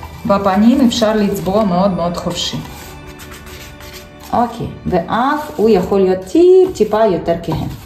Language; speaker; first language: Hebrew; non-native, fluent; Russian